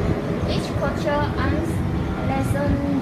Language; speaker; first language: German; non-native, learner; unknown